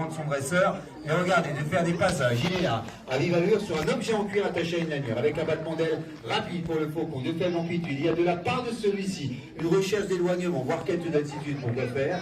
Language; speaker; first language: French; native; French